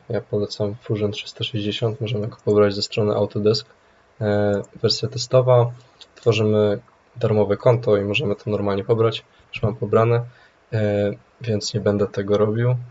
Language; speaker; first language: Polish; native; Polish